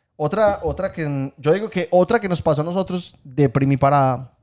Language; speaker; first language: Spanish; native; Spanish